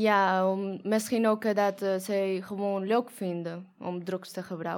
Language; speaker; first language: Dutch; non-native, learner; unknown